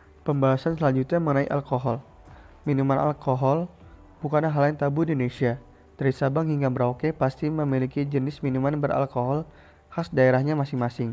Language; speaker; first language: Indonesian; native; Indonesian